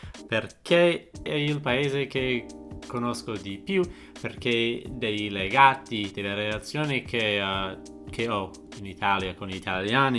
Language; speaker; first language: Italian; non-native, fluent; English